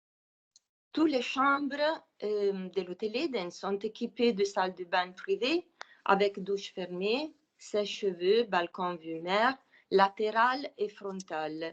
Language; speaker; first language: French; non-native, fluent; Italian